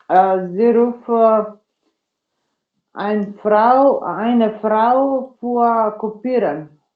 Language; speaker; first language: German; non-native, learner; Macedonian